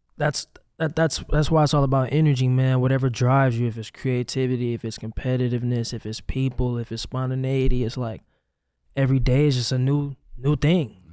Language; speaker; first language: English; native; English